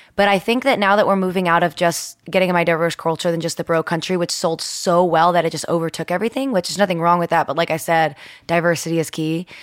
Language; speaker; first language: English; early bilingual, other home language; Spanish